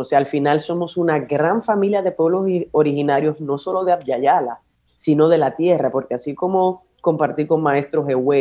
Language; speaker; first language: Spanish; native; Spanish